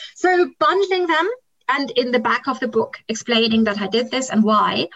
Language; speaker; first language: English; non-native, local second language; German